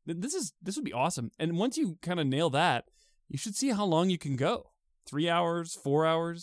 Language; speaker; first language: English; native; English